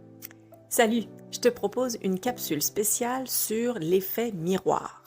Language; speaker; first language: French; native; French